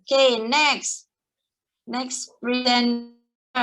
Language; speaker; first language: English; non-native, learner; Indonesian